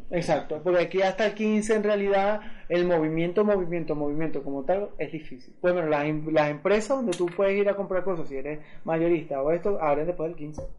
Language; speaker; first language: Spanish; native; Spanish